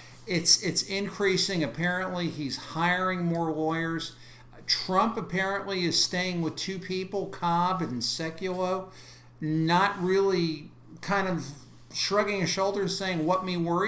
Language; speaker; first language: English; native; English